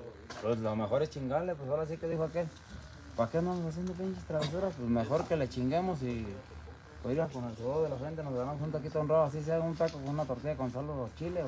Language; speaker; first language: Spanish; native; Spanish